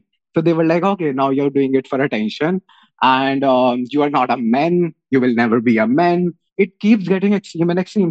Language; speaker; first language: English; non-native, local second language; Hindi